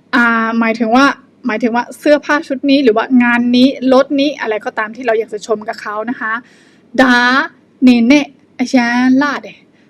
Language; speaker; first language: Thai; non-native, fluent; Burmese